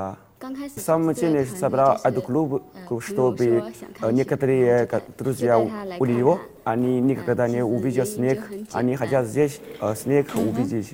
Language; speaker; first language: Russian; non-native, learner; Chinese